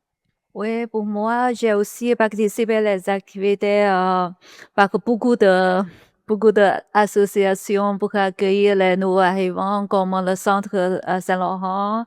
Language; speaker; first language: French; non-native, learner; Chinese